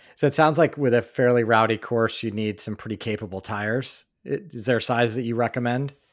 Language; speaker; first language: English; native; English